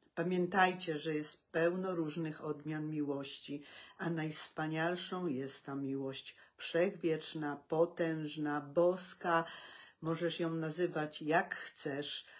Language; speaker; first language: Polish; native; Polish